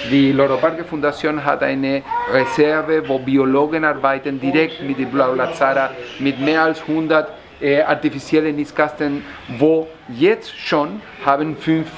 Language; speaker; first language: German; non-native, learner; Spanish